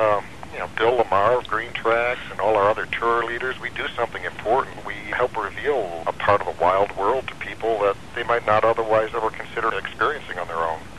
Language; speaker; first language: English; native; English